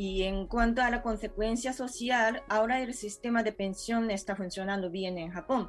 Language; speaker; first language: Spanish; non-native, fluent; Japanese